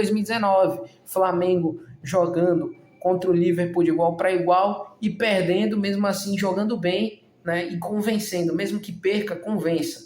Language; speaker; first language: Portuguese; native; Portuguese